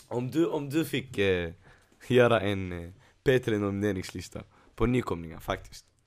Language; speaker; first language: Swedish; native; Swedish